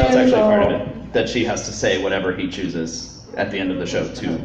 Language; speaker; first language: English; native; English